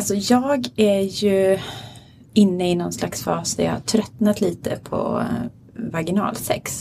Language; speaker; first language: Swedish; native; Swedish